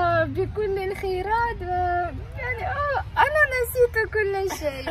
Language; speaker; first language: Arabic; non-native, fluent; Ukrainian